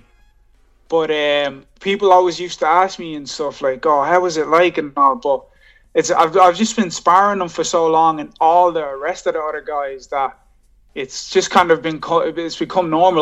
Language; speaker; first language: English; native; English